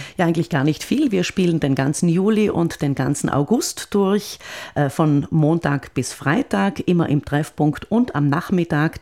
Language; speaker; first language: German; native; German